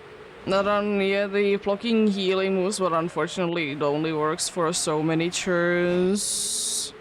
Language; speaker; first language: English; non-native, fluent; Finnish